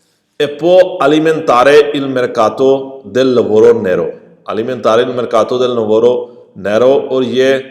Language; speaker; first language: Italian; non-native, fluent; Urdu